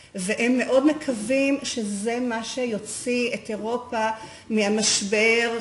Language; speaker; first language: Hebrew; native; Hebrew